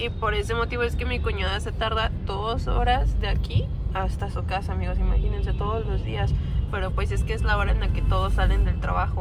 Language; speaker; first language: Spanish; native; Spanish